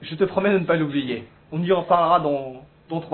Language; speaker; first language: French; native; French